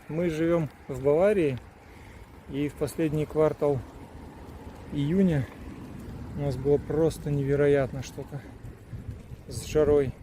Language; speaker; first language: Russian; native; Russian